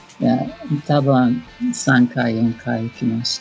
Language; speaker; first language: Japanese; non-native, learner; English